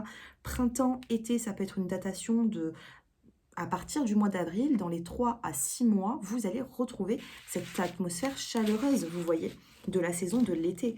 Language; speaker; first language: French; native; French